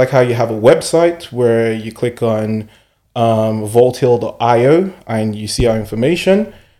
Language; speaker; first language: English; non-native, local second language; Yoruba